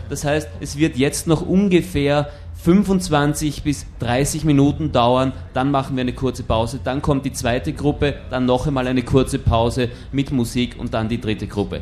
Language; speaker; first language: German; native; German